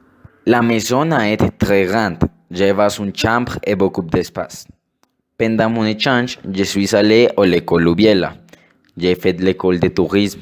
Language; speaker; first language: French; non-native, learner; Spanish